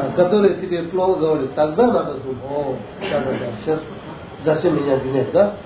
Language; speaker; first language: Russian; non-native, learner; Tibetan